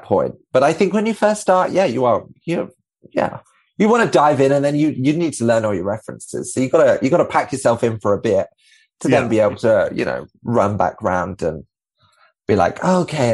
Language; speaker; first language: English; native; English